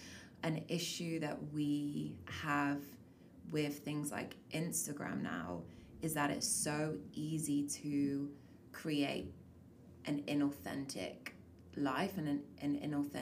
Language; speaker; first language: English; native; English